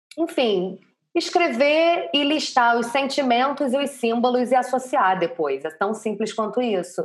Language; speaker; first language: Portuguese; native; Portuguese